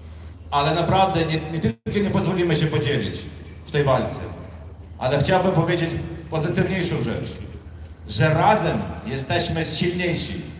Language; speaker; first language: Polish; non-native, fluent; Ukrainian